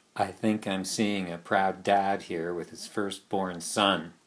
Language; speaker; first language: English; native; English